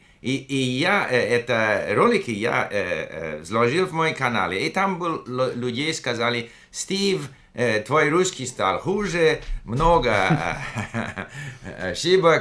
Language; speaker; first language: Russian; non-native, fluent; English